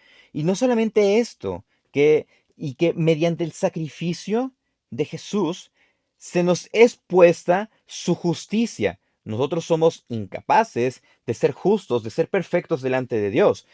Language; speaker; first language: Spanish; native; Spanish